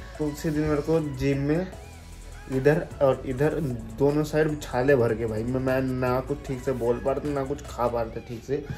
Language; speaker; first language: Hindi; non-native, local second language; Bangla